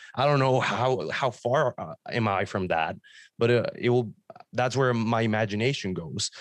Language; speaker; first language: English; non-native, fluent; Spanish